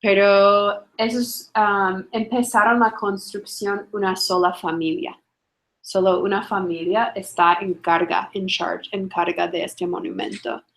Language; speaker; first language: Spanish; non-native, fluent; English